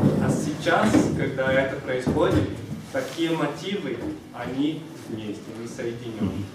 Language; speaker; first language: Russian; non-native, fluent; Portuguese